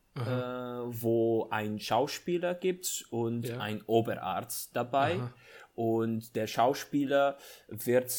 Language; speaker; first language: German; non-native, fluent; Italian